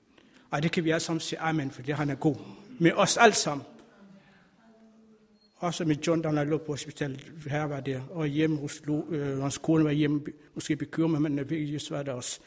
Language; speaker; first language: Danish; non-native, learner; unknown